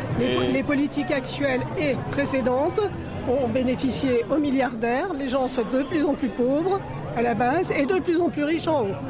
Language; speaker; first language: French; native; French